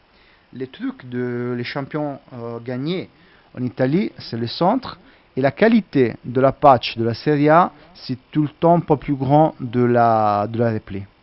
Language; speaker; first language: French; non-native, learner; Italian